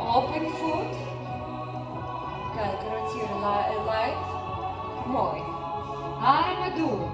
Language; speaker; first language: Dutch; non-native, learner; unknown